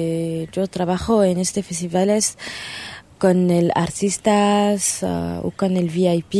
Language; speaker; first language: Spanish; non-native, learner; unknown